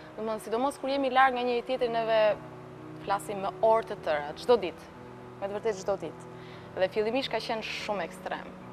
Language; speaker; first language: Albanian; early bilingual, heritage; Albanian